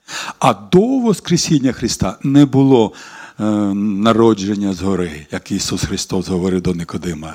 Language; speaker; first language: Ukrainian; non-native, local second language; Russian